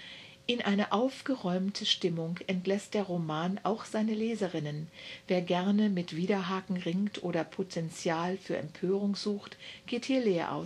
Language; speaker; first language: German; native; German